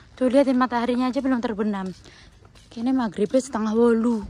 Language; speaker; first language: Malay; non-native, local second language; Javanese